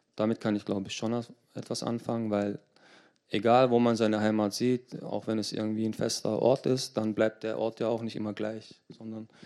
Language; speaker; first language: German; early bilingual, other home language; Turkish